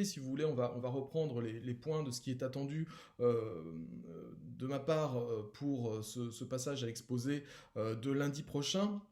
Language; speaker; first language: French; native; French